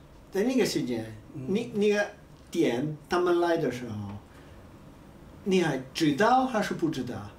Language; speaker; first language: Chinese; non-native, learner; Italian